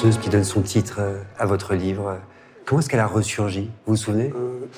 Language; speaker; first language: French; native; French